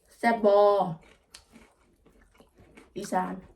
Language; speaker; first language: French; non-native, learner; Thai